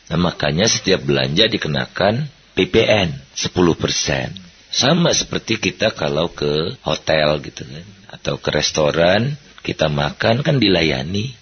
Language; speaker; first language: Indonesian; native; Indonesian